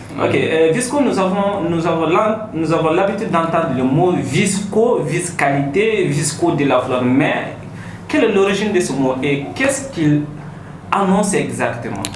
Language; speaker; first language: French; non-native, local second language; Bambara